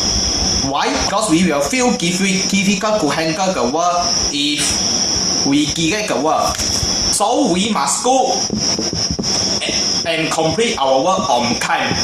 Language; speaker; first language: English; non-native, learner; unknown